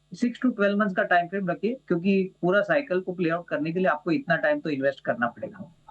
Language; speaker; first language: Hindi; native; Hindi